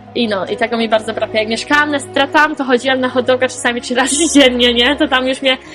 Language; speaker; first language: Polish; native; Polish